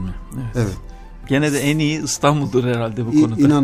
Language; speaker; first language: Turkish; native; Turkish